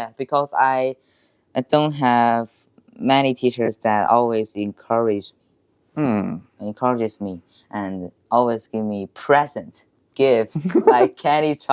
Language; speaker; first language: English; non-native, learner; Chinese